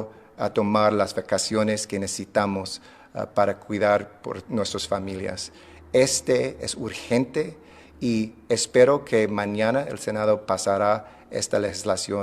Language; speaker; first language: Spanish; non-native, fluent; English